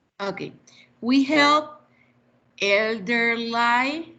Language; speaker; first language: English; non-native, learner; Spanish